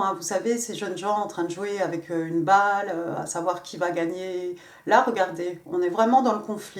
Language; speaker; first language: French; native; French